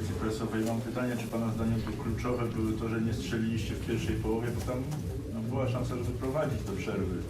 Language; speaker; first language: Polish; native; Polish